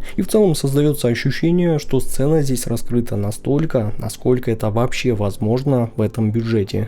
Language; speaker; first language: Russian; native; Russian